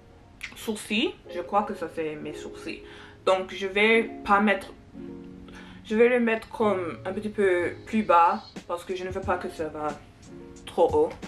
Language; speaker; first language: French; non-native, learner; English